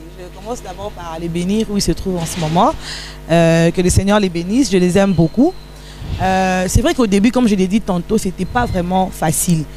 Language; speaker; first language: French; non-native, local second language; Lingala